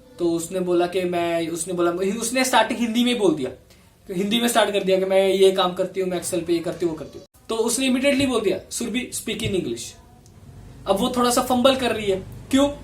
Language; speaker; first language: Hindi; non-native, local second language; Punjabi